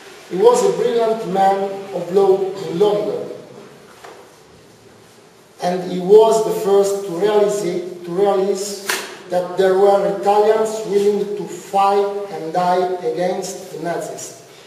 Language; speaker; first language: English; non-native, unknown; Italian